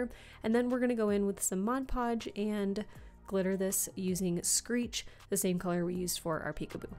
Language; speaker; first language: English; native; English